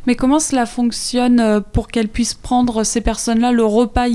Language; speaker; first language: French; native; French